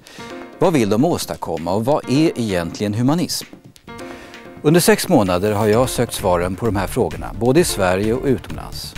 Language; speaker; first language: Swedish; native; Swedish